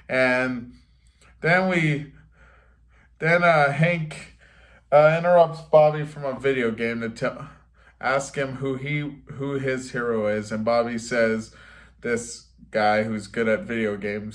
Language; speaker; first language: English; native; English